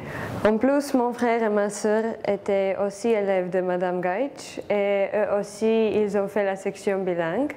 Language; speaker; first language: French; non-native, fluent; Croatian